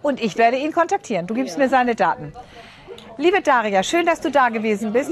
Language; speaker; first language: German; native; German